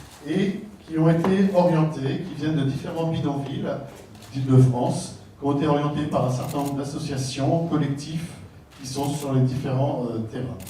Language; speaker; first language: French; native; French